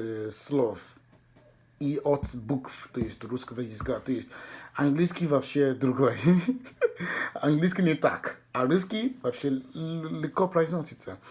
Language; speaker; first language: Russian; non-native, fluent; English